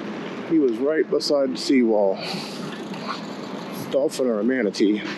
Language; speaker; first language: English; native; English